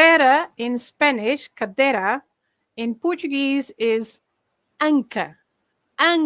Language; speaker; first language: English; non-native, fluent; Portuguese